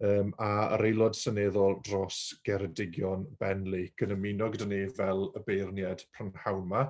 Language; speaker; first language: Welsh; native; Welsh